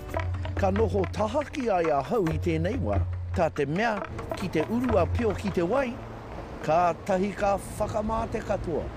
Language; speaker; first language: Māori; non-native, local second language; English